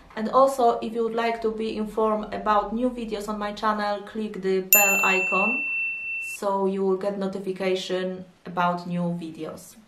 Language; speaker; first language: English; non-native, fluent; Polish